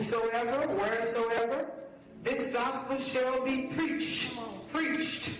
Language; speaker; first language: English; native; English